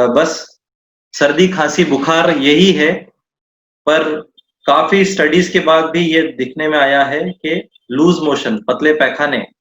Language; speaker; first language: Hindi; non-native, local second language; Marathi